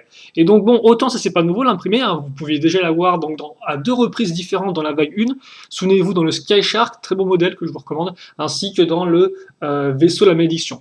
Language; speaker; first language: French; native; French